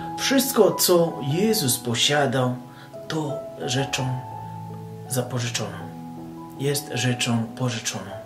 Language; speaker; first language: Polish; non-native, fluent; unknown